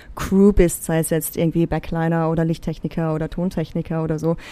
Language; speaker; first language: German; native; German